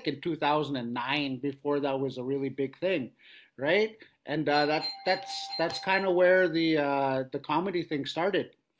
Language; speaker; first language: English; native; English